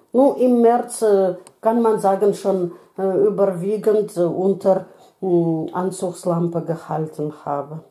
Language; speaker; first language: German; non-native, fluent; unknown